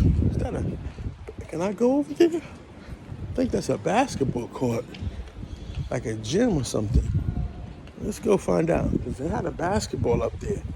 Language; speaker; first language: English; native; English